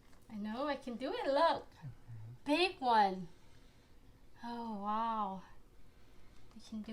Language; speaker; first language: English; non-native, learner; Thai